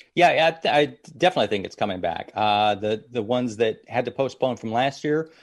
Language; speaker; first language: English; native; English